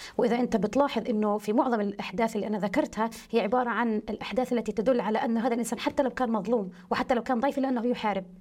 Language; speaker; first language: Arabic; early bilingual, heritage; Arabic